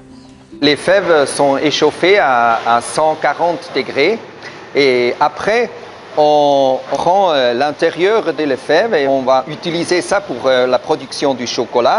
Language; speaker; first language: French; non-native, local second language; German